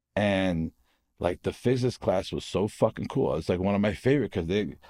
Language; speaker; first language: English; native; English